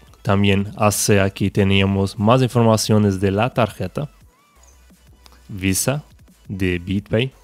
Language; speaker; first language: Spanish; non-native, fluent; Portuguese